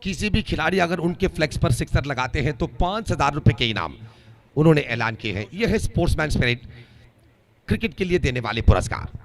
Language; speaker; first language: Hindi; non-native, local second language; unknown